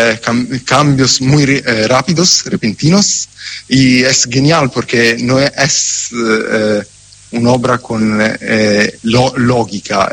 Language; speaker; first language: Spanish; non-native, fluent; Italian